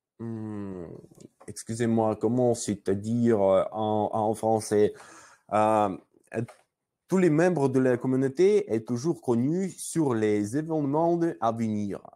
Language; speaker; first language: French; non-native, learner; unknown